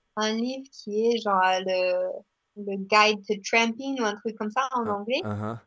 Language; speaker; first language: French; non-native, fluent; English